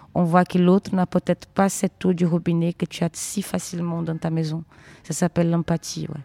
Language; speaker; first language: French; non-native, fluent; Portuguese